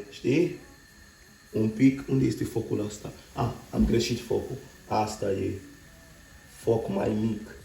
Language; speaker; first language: Romanian; non-native, learner; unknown